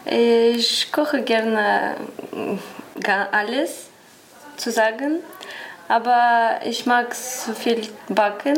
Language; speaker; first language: German; non-native, learner; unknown